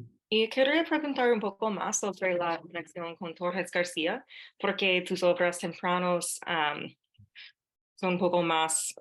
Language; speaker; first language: Spanish; non-native, fluent; English